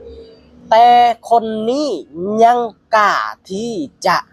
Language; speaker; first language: Thai; non-native, local second language; Lao